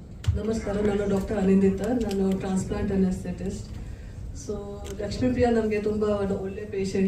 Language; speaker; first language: Kannada; non-native, fluent; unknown